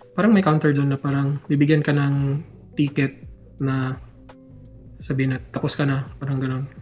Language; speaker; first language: Filipino; native; Filipino